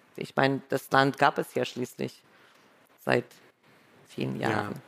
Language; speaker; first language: German; non-native, fluent; Russian